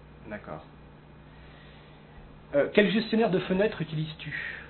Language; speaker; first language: French; native; French